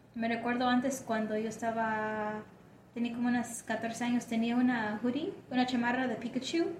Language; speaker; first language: Spanish; early bilingual, heritage; Spanish